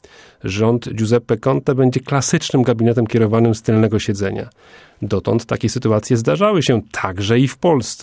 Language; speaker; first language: Polish; native; Polish